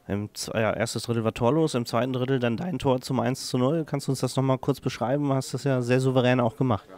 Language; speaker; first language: German; native; German